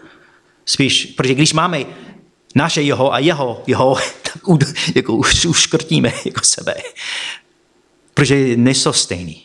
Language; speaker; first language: Czech; non-native, fluent; English